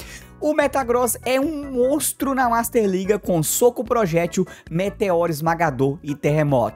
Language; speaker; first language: Portuguese; native; Portuguese